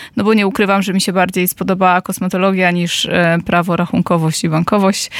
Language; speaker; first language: Polish; native; Polish